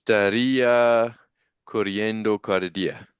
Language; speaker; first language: Spanish; non-native, learner; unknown